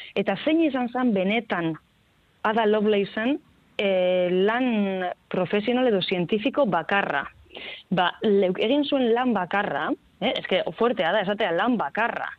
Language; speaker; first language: Basque; non-native, local second language; Spanish